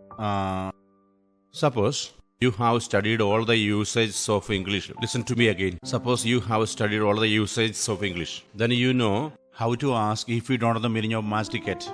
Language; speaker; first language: English; non-native, local second language; Malayalam